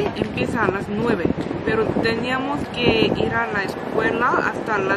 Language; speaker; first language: Spanish; non-native, learner; Korean